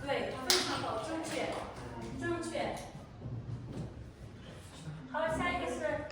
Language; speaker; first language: Chinese; non-native, fluent; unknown